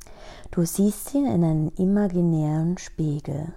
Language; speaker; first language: German; native; German